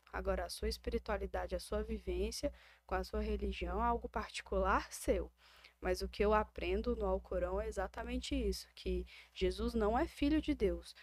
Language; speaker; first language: Portuguese; native; Portuguese